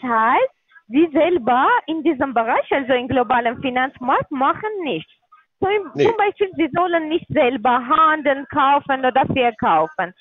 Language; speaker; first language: German; non-native, learner; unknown